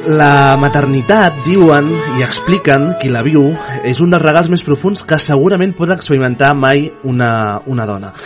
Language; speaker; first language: Catalan; native; Catalan